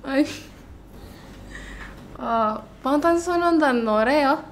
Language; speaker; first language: Korean; non-native, learner; Indonesian